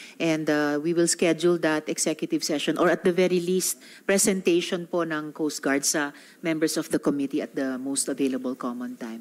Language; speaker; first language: English; non-native, local second language; Filipino